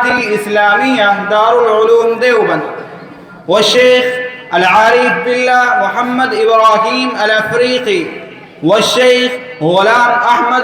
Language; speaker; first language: Arabic; non-native, learner; Urdu